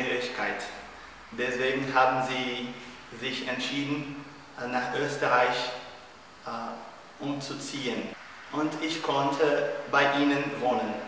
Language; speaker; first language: German; non-native, learner; Portuguese